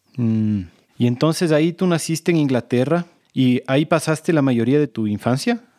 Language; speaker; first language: Spanish; native; Spanish